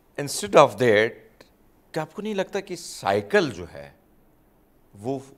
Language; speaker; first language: Urdu; non-native, local second language; Punjabi